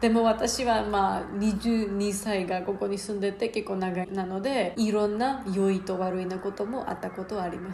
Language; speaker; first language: Japanese; non-native, learner; Georgian